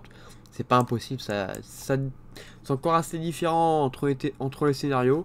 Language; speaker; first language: French; native; French